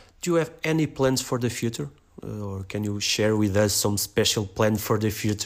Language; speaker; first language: English; non-native, fluent; Portuguese